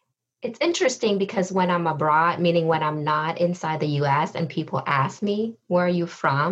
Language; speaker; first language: English; early bilingual, other home language; Vietnamese